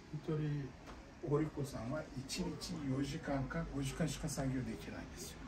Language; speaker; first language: Japanese; non-native, fluent; Turkish